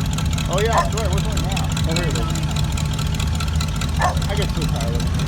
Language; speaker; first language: English; native; English